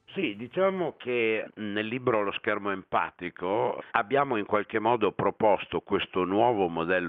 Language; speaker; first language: Italian; native; Italian